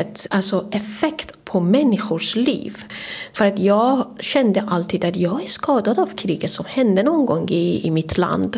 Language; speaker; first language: Swedish; non-native, fluent; Persian